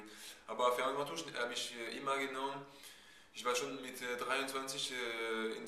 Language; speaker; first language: German; non-native, fluent; French